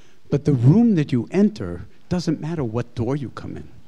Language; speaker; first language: English; native; English